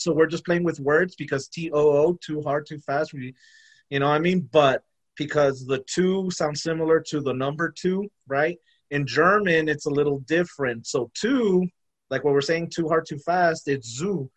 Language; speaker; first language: English; native; English